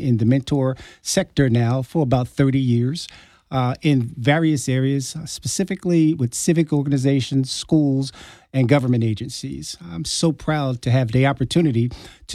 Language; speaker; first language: English; native; English